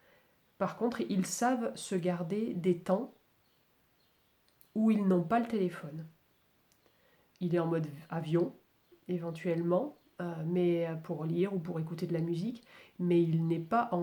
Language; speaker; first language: French; native; French